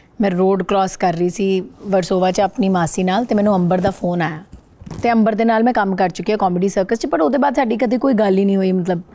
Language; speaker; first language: Punjabi; non-native, local second language; Hindi